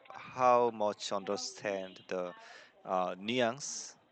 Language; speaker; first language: English; non-native, learner; Korean